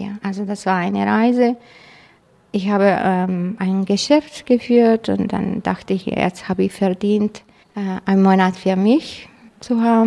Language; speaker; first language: German; non-native, fluent; Croatian